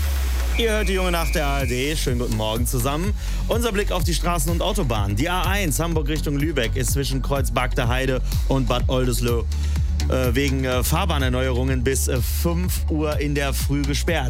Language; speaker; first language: German; native; German